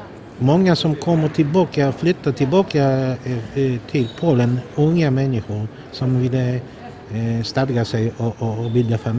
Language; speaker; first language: Swedish; non-native, fluent; Polish